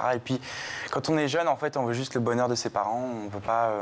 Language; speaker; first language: French; native; French